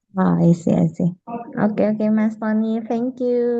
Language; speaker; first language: English; non-native, learner; Indonesian